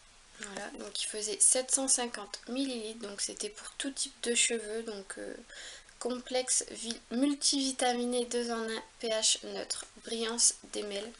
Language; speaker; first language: French; native; French